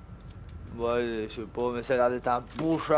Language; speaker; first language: French; native; French